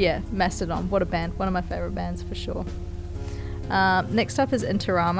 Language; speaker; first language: English; native; English